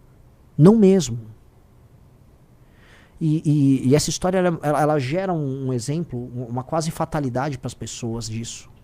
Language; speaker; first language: Portuguese; native; Portuguese